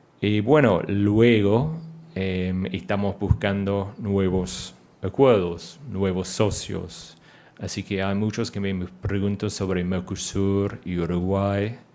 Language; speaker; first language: Spanish; non-native, fluent; English